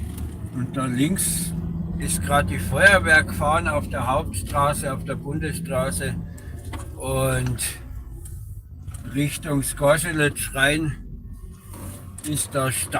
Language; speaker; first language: German; native; German